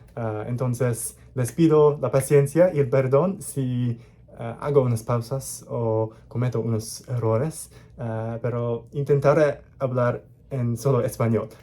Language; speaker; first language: Spanish; non-native, learner; English